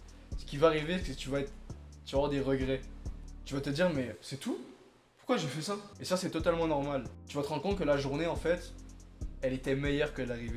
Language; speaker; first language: French; native; French